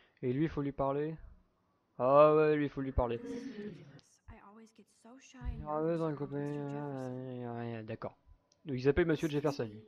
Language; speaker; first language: French; native; French